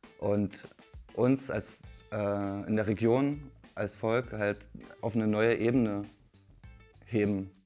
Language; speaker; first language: German; non-native, local second language; Upper Sorbian